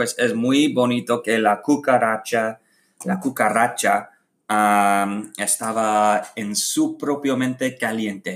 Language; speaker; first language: Spanish; non-native, learner; English